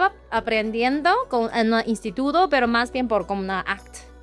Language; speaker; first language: Spanish; non-native, learner; Chinese